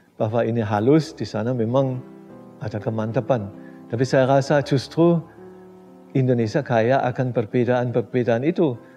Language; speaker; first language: Indonesian; non-native, fluent; German